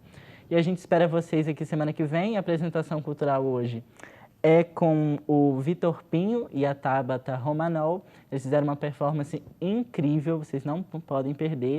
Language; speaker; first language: Portuguese; native; Portuguese